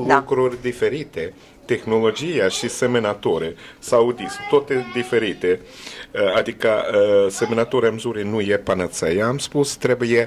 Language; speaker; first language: Romanian; non-native, learner; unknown